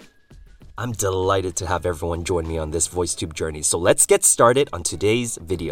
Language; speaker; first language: English; native; English